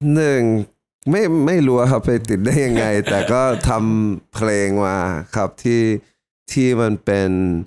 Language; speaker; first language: Thai; early bilingual, heritage; Thai